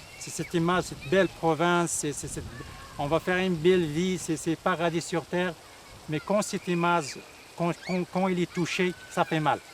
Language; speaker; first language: French; non-native, local second language; Arabic